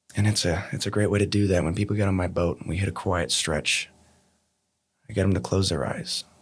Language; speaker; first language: English; native; English